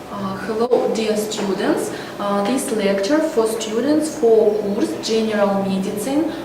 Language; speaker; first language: English; non-native, learner; Russian